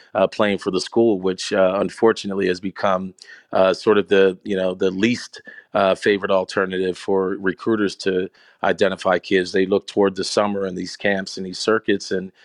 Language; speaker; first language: English; native; English